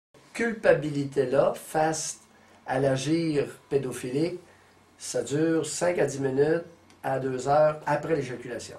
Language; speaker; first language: French; native; French